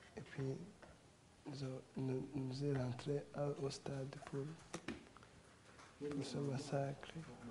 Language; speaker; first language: French; non-native, learner; Kinyarwanda